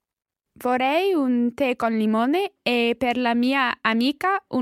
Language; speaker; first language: Italian; non-native, learner; English